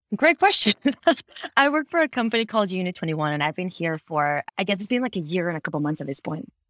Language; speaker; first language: English; non-native, fluent; Spanish